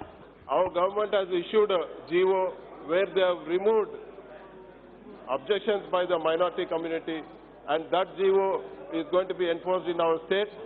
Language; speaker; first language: English; non-native, local second language; Telugu